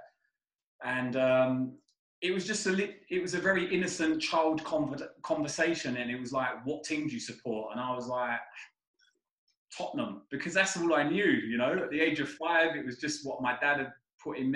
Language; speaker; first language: English; native; English